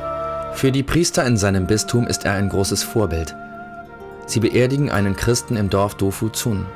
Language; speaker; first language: German; native; German